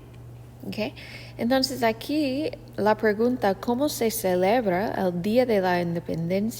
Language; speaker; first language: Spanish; non-native, fluent; English